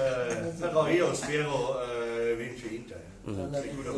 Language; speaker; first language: Italian; non-native, fluent; German